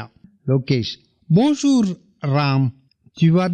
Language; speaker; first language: French; non-native, fluent; Tamil